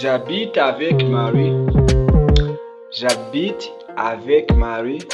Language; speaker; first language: French; non-native, local second language; Kinyarwanda